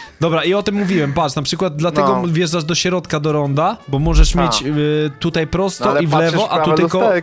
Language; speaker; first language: Polish; native; Polish